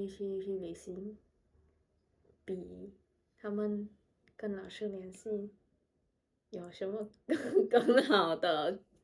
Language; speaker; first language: Chinese; non-native, learner; Vietnamese